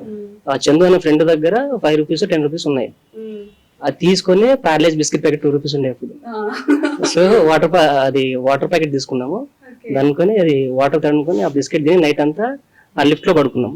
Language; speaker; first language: Telugu; native; Telugu